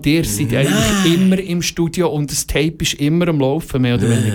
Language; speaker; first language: German; native; German